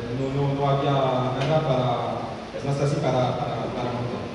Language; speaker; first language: Spanish; non-native, learner; French